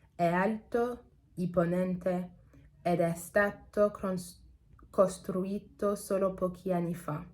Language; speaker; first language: Italian; non-native, learner; English